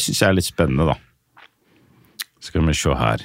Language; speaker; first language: Norwegian; native; Norwegian